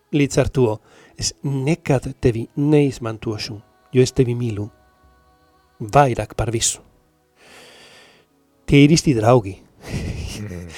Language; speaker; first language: Latvian; non-native, learner; Spanish